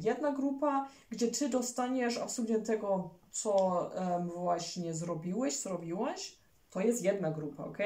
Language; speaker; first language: Polish; early bilingual, heritage; German